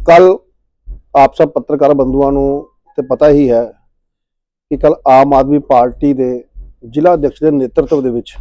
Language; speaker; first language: Hindi; non-native, local second language; Punjabi